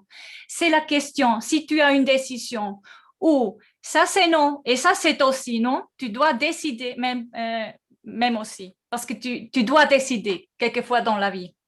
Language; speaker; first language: French; non-native, fluent; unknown